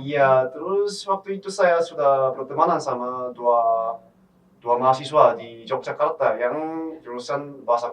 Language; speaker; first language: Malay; non-native, fluent; Korean